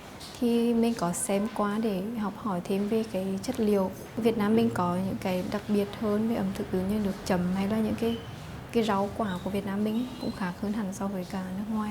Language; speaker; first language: Vietnamese; native; Vietnamese